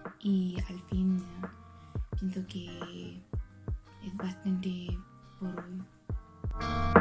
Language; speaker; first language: Spanish; non-native, learner; French